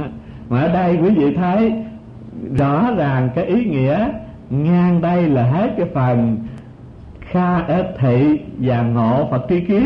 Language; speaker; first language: Vietnamese; native; Vietnamese